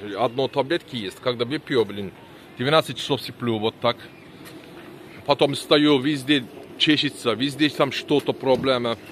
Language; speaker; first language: Russian; non-native, learner; Turkish